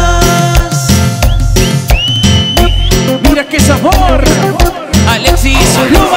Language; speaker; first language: Spanish; native; Spanish